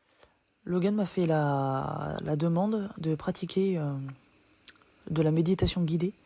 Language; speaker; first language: French; native; French